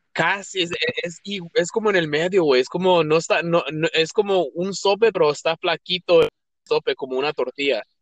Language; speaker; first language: Spanish; early bilingual, heritage; Spanish